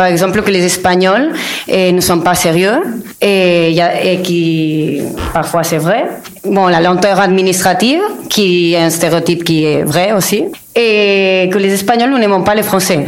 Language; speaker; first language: French; non-native, local second language; Spanish